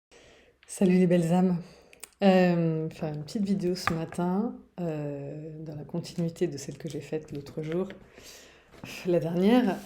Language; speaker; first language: French; native; French